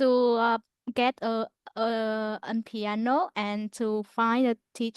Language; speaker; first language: English; non-native, learner; Vietnamese